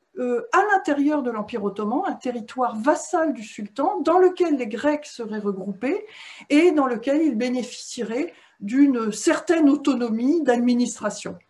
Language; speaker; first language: French; native; French